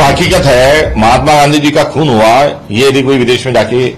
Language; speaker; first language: Hindi; non-native, local second language; Marathi